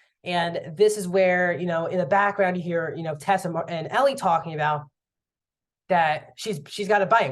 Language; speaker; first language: English; native; English